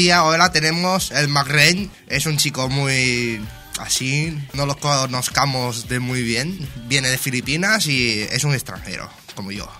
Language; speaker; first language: Spanish; non-native, fluent; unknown